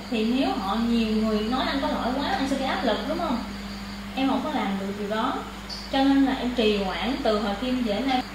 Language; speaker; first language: Vietnamese; native; Vietnamese